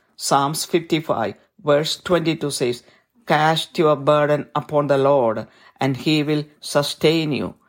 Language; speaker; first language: English; non-native, local second language; Malayalam